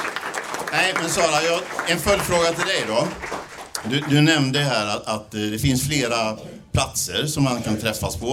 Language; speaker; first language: Swedish; native; Swedish